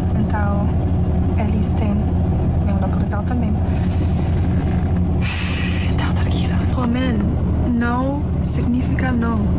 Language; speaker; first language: Portuguese; non-native, learner; English